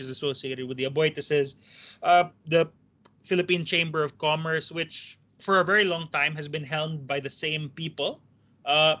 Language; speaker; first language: English; non-native, local second language; Cebuano